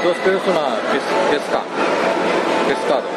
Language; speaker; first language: Spanish; non-native, learner; Japanese